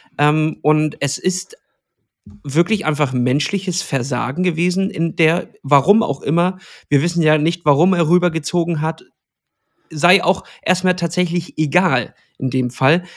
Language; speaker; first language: German; native; German